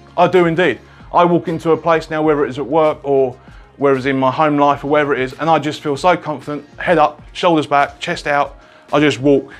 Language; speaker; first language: English; native; English